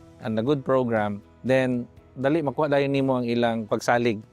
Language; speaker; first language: Cebuano; native; Cebuano